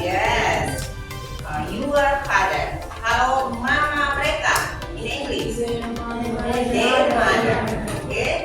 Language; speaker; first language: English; non-native, learner; Indonesian